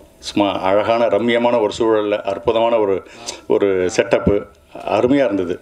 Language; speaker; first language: Tamil; native; Tamil